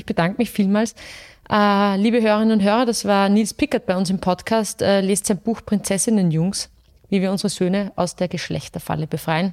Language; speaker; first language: German; native; German